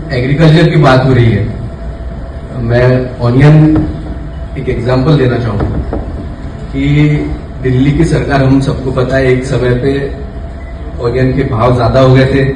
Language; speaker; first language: Hindi; non-native, local second language; Marathi